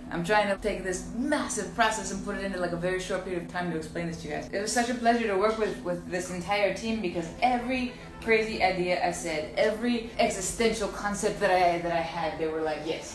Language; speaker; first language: English; native; English